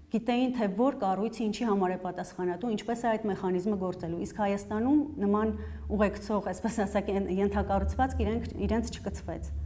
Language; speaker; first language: Armenian; native; Armenian